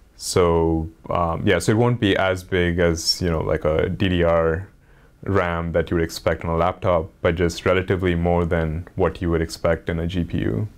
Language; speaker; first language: English; non-native, local second language; Hindi